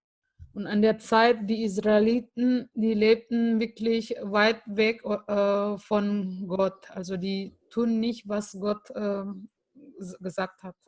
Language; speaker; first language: German; non-native, fluent; Indonesian